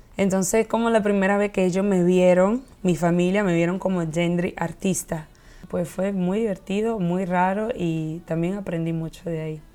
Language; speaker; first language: Spanish; early bilingual, heritage; Spanish